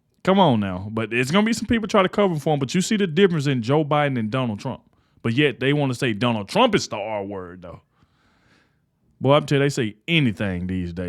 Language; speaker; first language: English; native; English